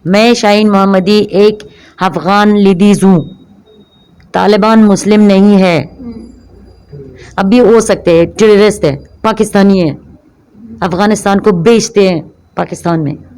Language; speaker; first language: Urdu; non-native, local second language; Persian